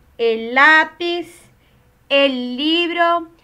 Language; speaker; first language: Spanish; non-native, learner; Portuguese